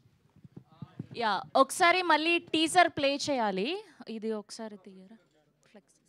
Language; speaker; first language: Telugu; native; Telugu